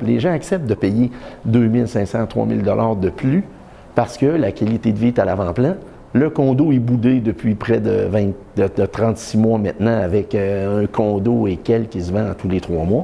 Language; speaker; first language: French; native; French